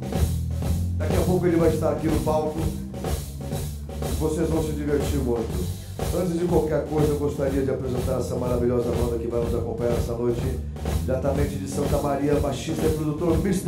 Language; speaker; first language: Portuguese; native; Portuguese